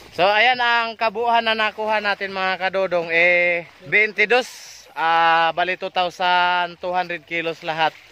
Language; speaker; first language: Filipino; non-native, local second language; Masbatenyo